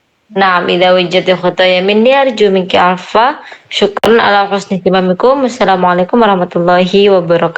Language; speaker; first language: Arabic; non-native, fluent; Indonesian